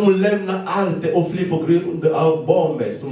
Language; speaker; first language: Swedish; non-native, learner; Lingala